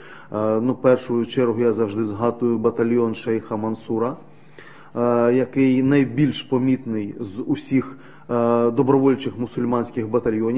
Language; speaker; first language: Ukrainian; native; Ukrainian